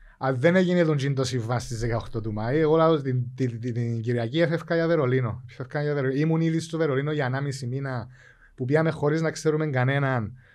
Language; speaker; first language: Greek; native; Greek